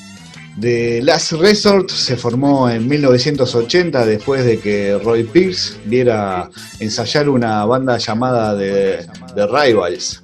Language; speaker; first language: Spanish; native; Spanish